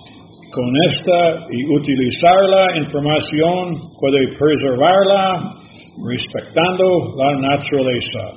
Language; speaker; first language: Spanish; non-native, learner; English